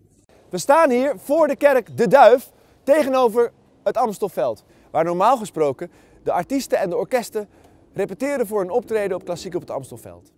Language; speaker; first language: Dutch; native; Dutch